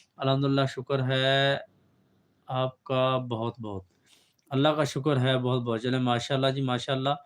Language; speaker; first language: Urdu; non-native, local second language; Punjabi